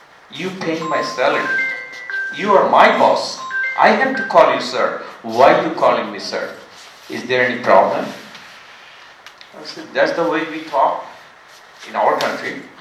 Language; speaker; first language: English; non-native, local second language; Bangla